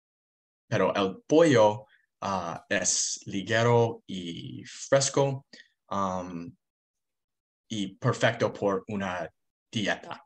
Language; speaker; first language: Spanish; non-native, learner; English